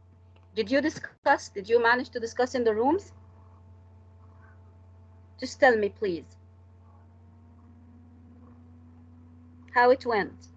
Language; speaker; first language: English; non-native, fluent; Arabic